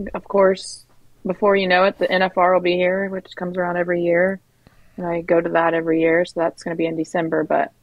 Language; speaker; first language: English; native; English